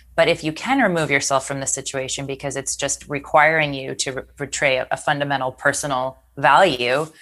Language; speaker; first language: English; native; English